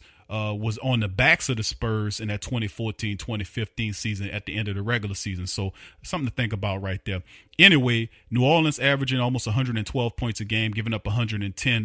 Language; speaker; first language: English; native; English